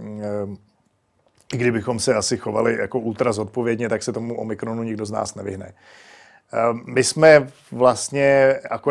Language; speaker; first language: Czech; native; Czech